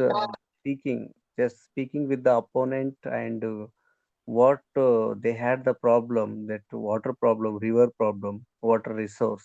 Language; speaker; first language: English; non-native, learner; Kannada